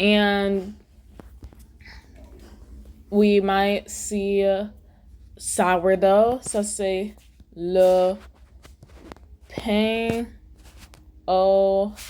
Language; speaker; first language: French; non-native, learner; English